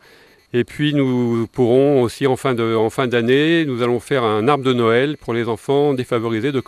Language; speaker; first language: French; native; French